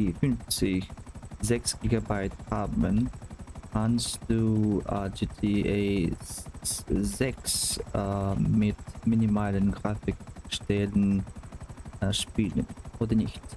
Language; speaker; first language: German; non-native, learner; Russian